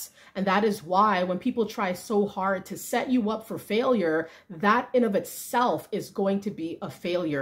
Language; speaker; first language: English; native; English